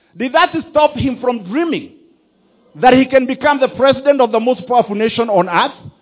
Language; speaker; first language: English; non-native, local second language; Kikuyu